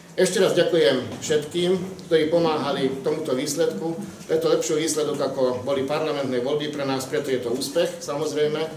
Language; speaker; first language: Slovak; non-native, local second language; Hungarian